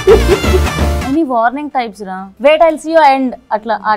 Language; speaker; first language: Telugu; native; Telugu